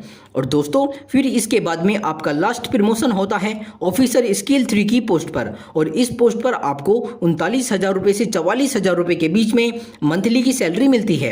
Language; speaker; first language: Hindi; native; Hindi